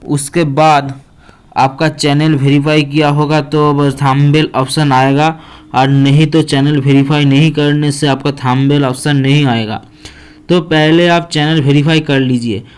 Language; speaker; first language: Hindi; non-native, local second language; Bangla